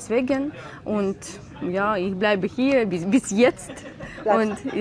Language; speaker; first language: German; non-native, learner; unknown